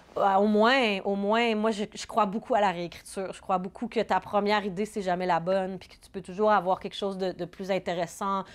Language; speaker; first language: French; native; French